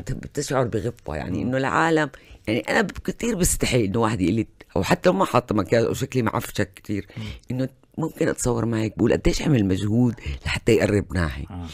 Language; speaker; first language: Arabic; native; Arabic